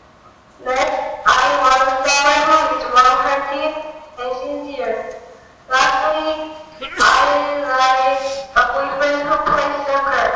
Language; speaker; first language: English; non-native, learner; Korean